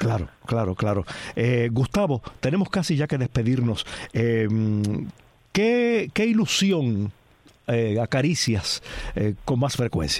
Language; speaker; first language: Spanish; native; Spanish